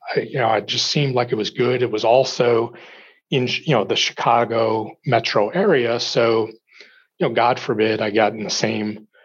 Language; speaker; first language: English; native; English